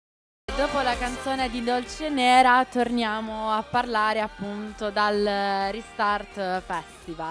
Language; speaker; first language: Italian; native; Italian